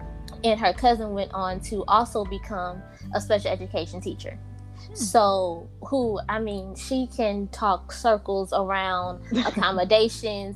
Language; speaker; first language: English; native; English